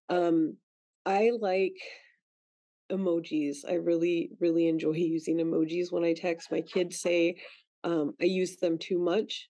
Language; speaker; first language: English; native; English